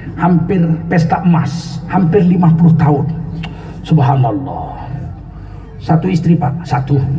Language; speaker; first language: Indonesian; native; Indonesian